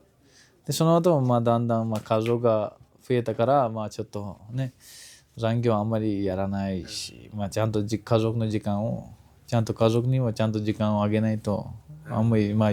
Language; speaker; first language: Japanese; non-native, fluent; Kashmiri